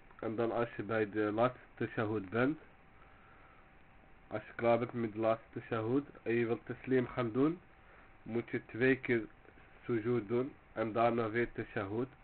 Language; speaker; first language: Dutch; early bilingual, other home language; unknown